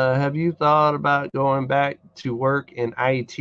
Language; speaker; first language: English; native; English